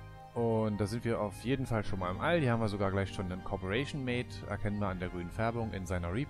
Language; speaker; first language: German; native; German